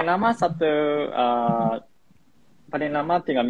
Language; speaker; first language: Indonesian; non-native, fluent; Japanese